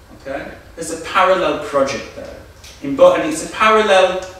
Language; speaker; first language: English; native; English